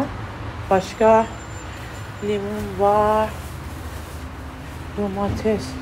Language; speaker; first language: Turkish; non-native, learner; Persian